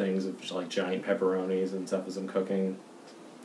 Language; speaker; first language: English; native; English